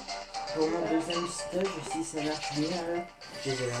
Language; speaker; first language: French; native; French